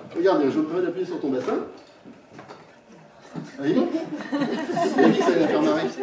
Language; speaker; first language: French; native; French